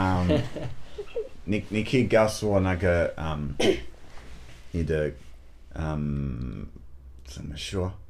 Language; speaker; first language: Chinese; non-native, learner; English